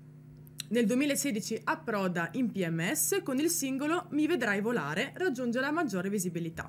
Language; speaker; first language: Italian; native; Italian